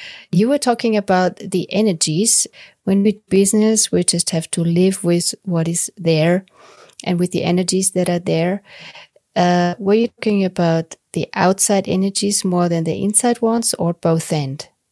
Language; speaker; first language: English; non-native, fluent; German